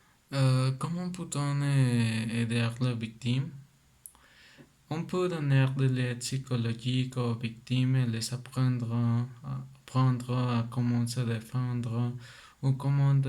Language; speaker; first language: French; non-native, learner; Spanish